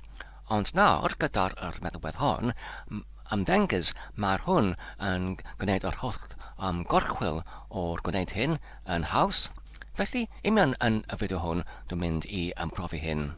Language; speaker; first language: Welsh; non-native, learner; Polish